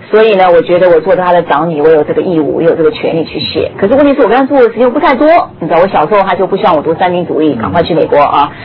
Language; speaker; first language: Chinese; early bilingual, heritage; Chinese